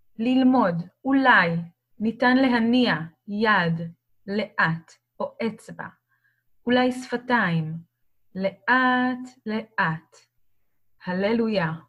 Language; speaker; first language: Hebrew; native; Hebrew